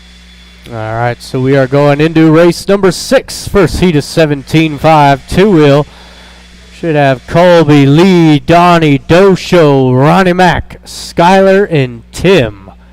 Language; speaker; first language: English; native; English